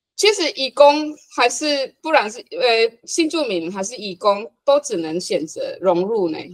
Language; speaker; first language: Chinese; non-native, fluent; Hakka Chinese